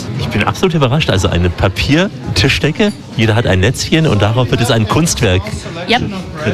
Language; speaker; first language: German; native; German